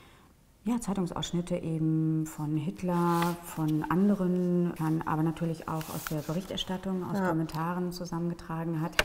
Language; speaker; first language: German; native; German